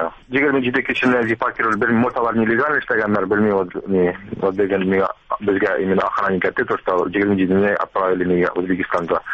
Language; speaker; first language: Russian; non-native, local second language; Tatar